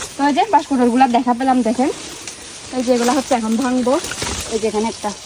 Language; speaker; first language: Bangla; non-native, local second language; Chakma